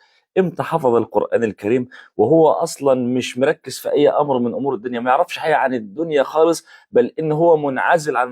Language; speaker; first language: Arabic; native; Arabic